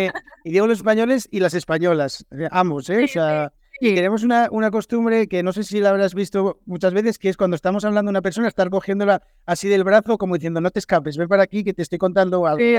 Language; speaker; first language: Spanish; native; Spanish